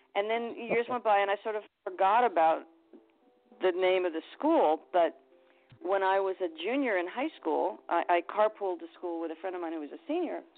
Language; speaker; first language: English; native; English